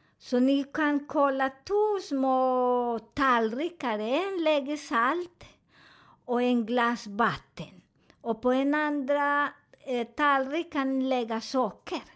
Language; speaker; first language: Swedish; non-native, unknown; Spanish